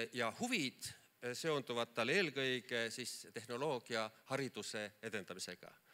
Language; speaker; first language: Estonian; native; Estonian